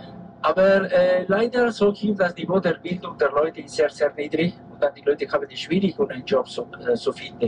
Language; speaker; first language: German; non-native, fluent; Spanish